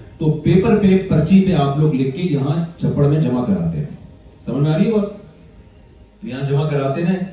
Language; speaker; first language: Urdu; native; Urdu